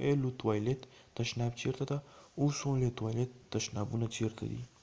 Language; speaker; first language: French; non-native, learner; Pashto